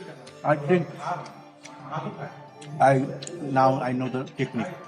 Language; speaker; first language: English; non-native, fluent; Bangla